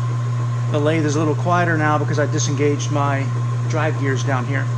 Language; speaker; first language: English; native; English